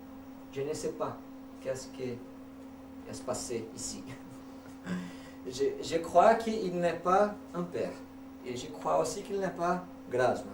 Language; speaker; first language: French; non-native, learner; Portuguese